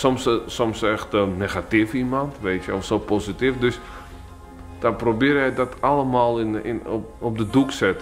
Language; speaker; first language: Dutch; non-native, fluent; Georgian